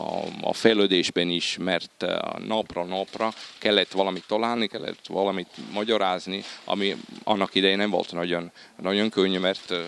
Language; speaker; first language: Hungarian; non-native, fluent; Italian